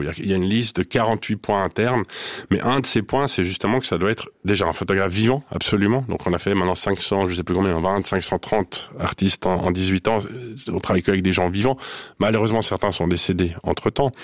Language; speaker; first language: French; non-native, local second language; Swiss German